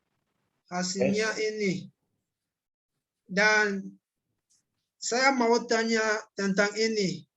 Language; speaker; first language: Indonesian; non-native, learner; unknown